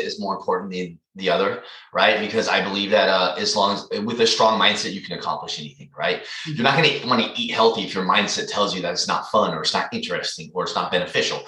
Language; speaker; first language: English; native; English